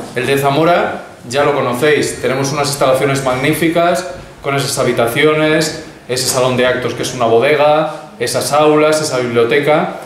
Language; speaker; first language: Spanish; native; Spanish